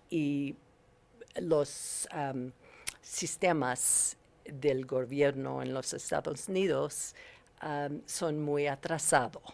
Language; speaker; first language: Spanish; non-native, learner; English